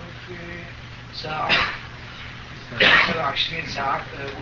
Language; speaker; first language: Arabic; non-native, fluent; Turkish